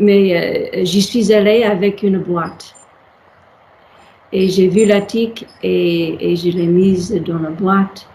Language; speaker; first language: French; non-native, learner; English